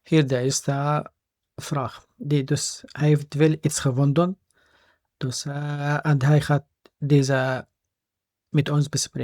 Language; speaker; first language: Dutch; non-native, fluent; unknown